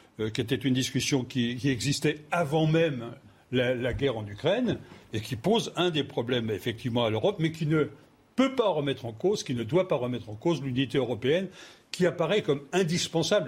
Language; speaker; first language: French; native; French